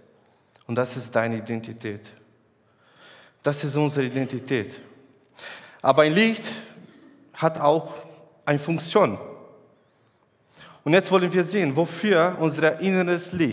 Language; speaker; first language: German; non-native, fluent; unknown